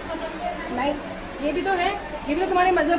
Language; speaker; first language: Hindi; native; Hindi